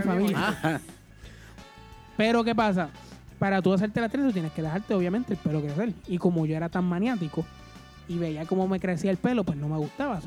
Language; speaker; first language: Spanish; native; Spanish